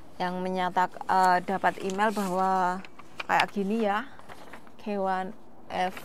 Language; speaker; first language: Indonesian; non-native, local second language; Javanese